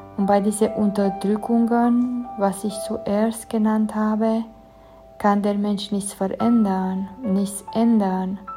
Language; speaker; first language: German; non-native, fluent; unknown